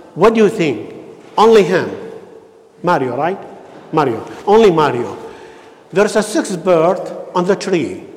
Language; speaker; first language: English; non-native, learner; Arabic